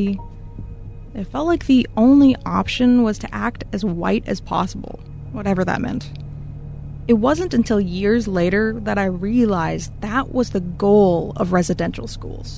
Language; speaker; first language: English; native; English